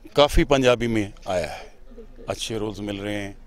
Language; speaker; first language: Hindi; native; Hindi